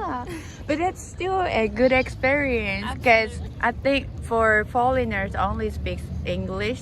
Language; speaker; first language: English; non-native, learner; Japanese